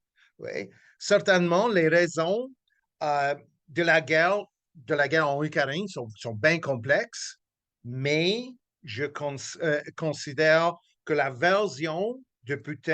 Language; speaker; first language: French; non-native, local second language; English